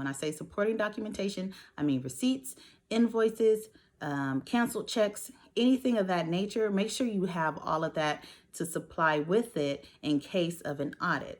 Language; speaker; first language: English; native; English